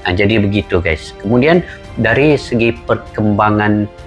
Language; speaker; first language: Malay; native; Malay